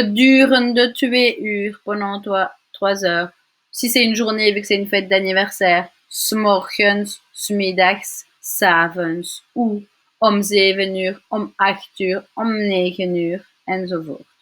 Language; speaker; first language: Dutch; non-native, local second language; French